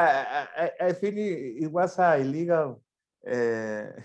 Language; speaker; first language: English; non-native, learner; Spanish